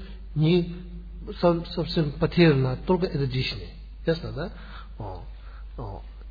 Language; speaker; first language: Russian; non-native, learner; Tibetan